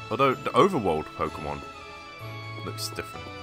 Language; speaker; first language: English; native; English